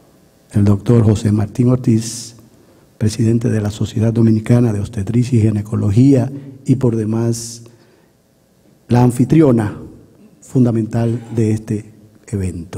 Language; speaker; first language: Spanish; native; Spanish